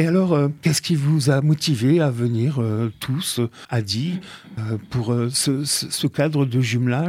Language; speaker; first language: French; native; French